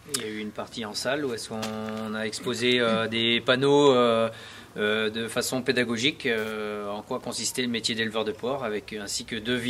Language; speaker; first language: French; native; French